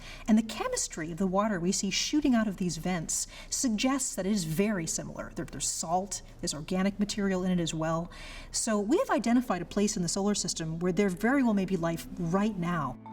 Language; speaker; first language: English; native; English